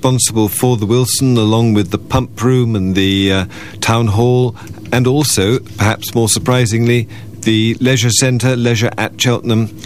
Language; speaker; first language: English; native; English